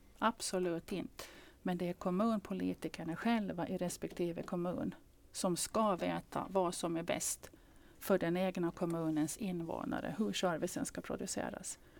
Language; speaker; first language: Swedish; native; Swedish